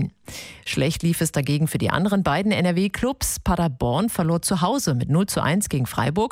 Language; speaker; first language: German; native; German